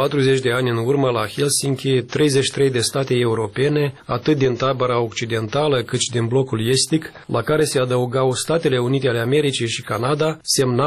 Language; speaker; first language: Romanian; native; Romanian